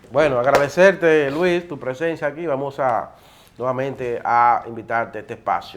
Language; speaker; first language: Spanish; native; Spanish